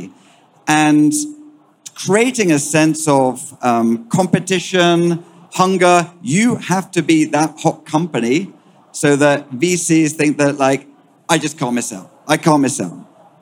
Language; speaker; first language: English; native; English